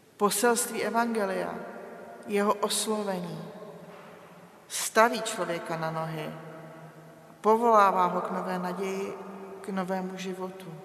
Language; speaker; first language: Czech; native; Czech